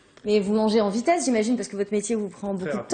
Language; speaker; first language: French; native; French